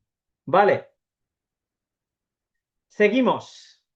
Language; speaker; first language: Spanish; non-native, fluent; Urdu